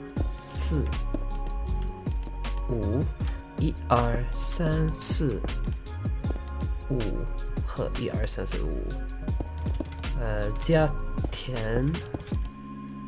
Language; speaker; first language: Chinese; early bilingual, heritage; Chinese